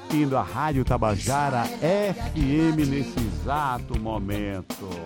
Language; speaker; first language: Portuguese; native; Portuguese